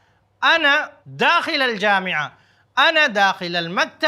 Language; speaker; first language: Arabic; non-native, fluent; Urdu